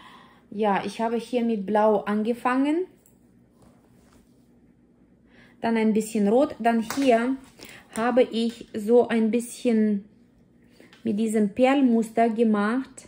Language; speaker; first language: German; non-native, fluent; Russian